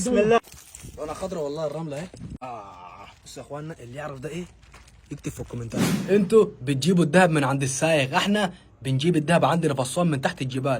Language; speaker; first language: Arabic; native; Arabic